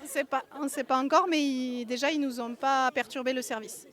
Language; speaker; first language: French; native; French